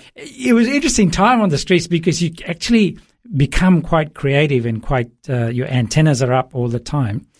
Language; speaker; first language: English; early bilingual, other home language; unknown